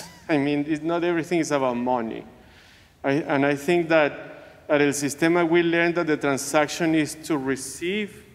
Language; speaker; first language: English; non-native, fluent; Spanish